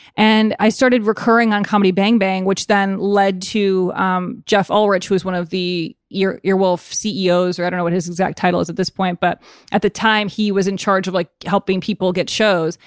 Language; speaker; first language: English; native; English